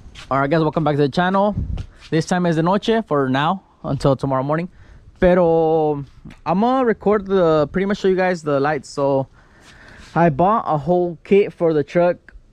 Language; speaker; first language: English; early bilingual, other home language; Spanish